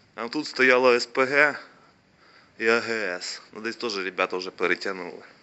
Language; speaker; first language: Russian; non-native, local second language; Ukrainian